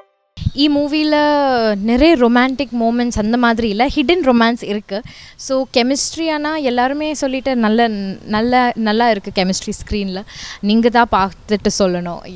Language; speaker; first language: Tamil; non-native, learner; Malayalam